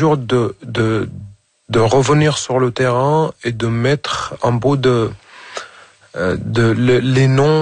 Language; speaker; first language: French; non-native, fluent; Arabic